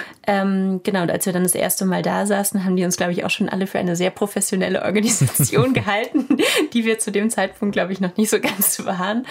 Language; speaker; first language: German; native; German